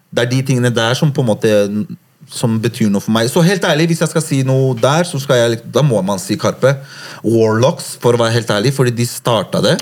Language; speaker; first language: Norwegian; early bilingual, other home language; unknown